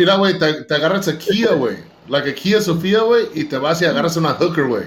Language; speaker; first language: English; native; English